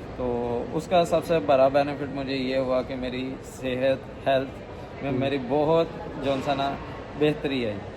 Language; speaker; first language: Urdu; non-native, local second language; Punjabi